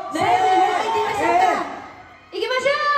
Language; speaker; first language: Japanese; non-native, learner; Korean